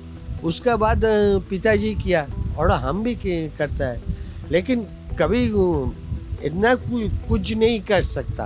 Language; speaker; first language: Hindi; non-native, local second language; Bangla